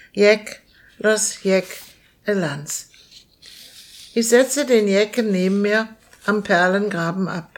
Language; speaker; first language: German; native; German